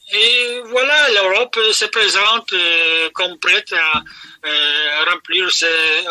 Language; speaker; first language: French; non-native, fluent; Polish